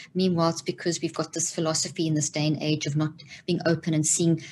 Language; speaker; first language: English; native; English